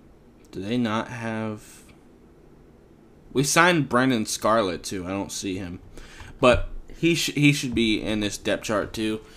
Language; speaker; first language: English; native; English